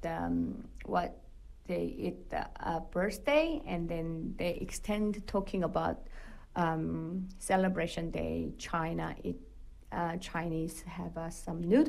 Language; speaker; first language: English; non-native, fluent; Korean